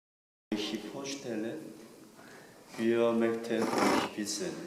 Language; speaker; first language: German; non-native, learner; Korean